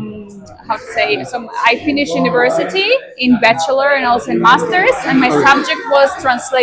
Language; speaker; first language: English; non-native, fluent; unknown